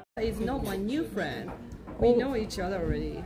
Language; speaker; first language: English; non-native, learner; Japanese